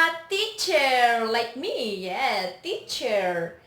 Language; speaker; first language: English; non-native, learner; Spanish